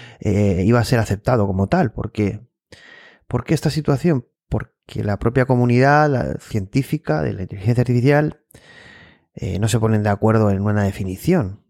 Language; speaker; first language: Spanish; native; Spanish